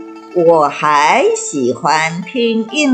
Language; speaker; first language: Chinese; non-native, fluent; Indonesian